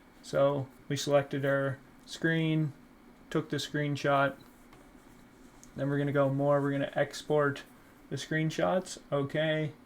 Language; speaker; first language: English; native; English